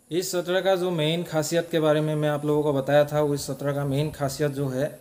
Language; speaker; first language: Hindi; non-native, local second language; Assamese